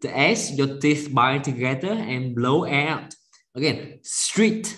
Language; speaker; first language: English; non-native, fluent; Vietnamese